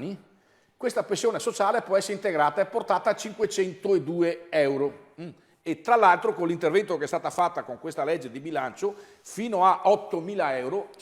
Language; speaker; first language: Italian; native; Italian